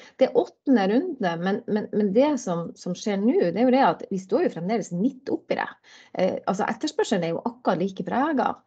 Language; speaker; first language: Norwegian; native; Norwegian